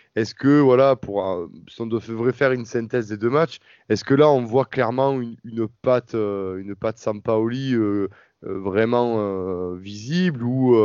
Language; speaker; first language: French; native; French